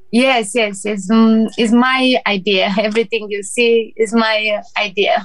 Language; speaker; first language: English; non-native, learner; Romanian